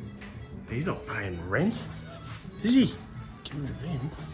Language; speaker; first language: English; native; English